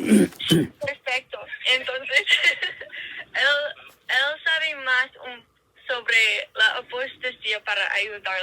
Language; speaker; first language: Spanish; non-native, learner; English